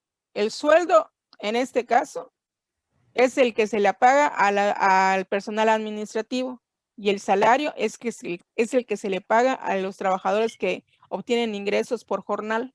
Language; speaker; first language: Spanish; native; Spanish